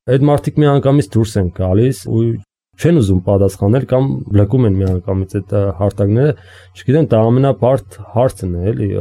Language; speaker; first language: Armenian; native; Armenian